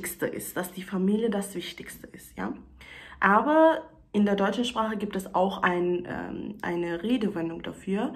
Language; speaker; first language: German; early bilingual, other home language; Turkish